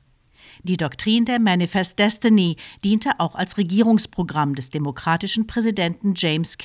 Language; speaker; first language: German; native; German